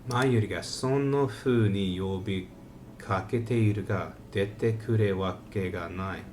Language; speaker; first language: Japanese; non-native, learner; English